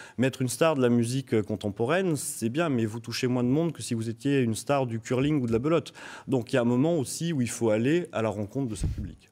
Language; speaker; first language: French; native; French